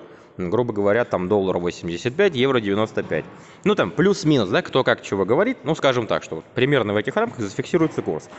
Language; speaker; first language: Russian; native; Russian